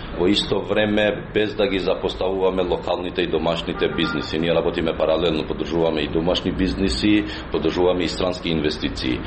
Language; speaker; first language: Macedonian; non-native, local second language; Albanian